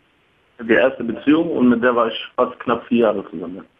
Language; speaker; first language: German; early bilingual, other home language; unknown